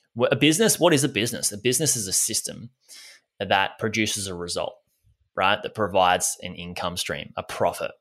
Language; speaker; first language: English; native; English